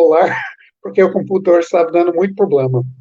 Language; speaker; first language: Portuguese; non-native, fluent; English